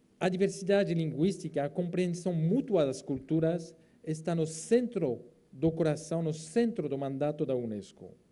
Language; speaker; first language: Portuguese; non-native, fluent; French